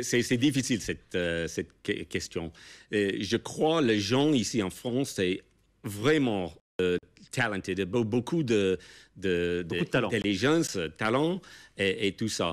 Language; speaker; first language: French; non-native, fluent; English